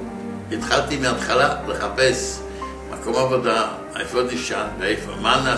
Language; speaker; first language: Hebrew; non-native, fluent; French